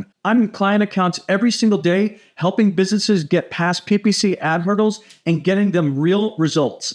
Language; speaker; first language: English; native; English